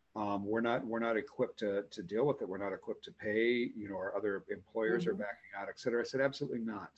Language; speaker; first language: English; native; English